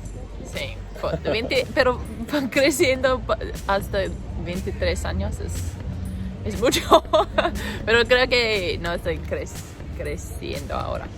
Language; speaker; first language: Spanish; non-native, learner; English